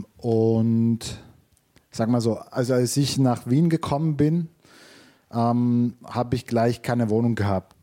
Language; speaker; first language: German; non-native, fluent; Italian